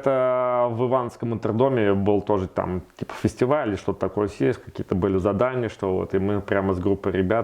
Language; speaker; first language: Russian; native; Russian